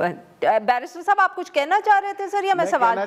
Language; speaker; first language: Urdu; native; Urdu